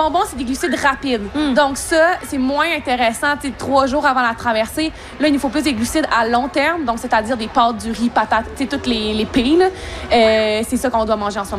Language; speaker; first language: French; native; French